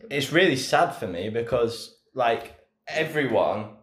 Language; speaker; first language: English; native; English